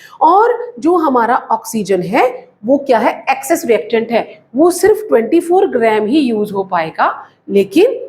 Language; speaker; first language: Hindi; native; Hindi